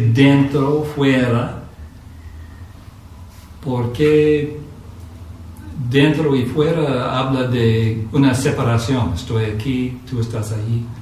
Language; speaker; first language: Spanish; non-native, fluent; English